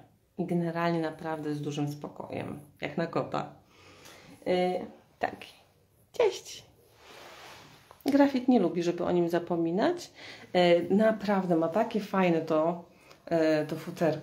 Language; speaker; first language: Polish; native; Polish